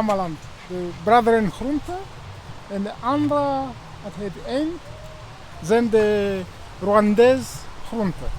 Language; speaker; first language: Dutch; non-native, learner; Kinyarwanda